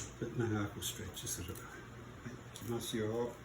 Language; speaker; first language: Japanese; non-native, learner; English